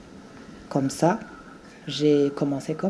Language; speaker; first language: French; non-native, local second language; Rundi